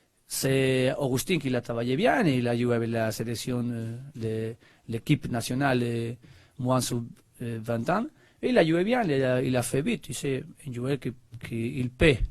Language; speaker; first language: French; non-native, learner; Spanish